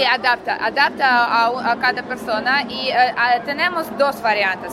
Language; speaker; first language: Spanish; non-native, learner; Russian